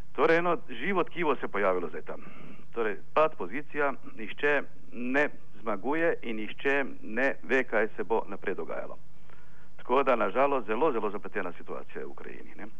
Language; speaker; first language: Slovenian; non-native, fluent; Ukrainian